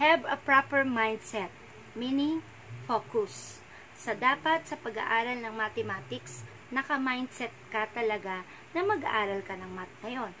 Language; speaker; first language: Filipino; native; Filipino